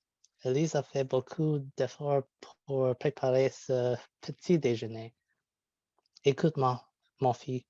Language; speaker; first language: French; non-native, learner; English